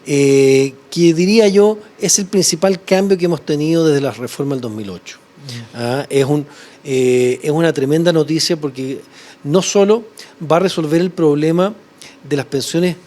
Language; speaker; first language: Spanish; native; Spanish